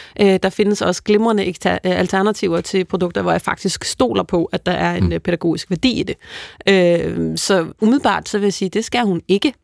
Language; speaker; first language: Danish; native; Danish